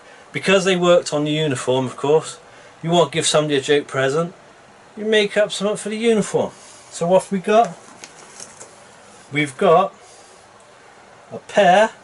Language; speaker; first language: English; native; English